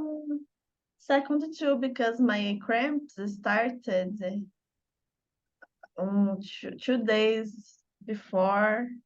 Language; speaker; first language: English; non-native, learner; Portuguese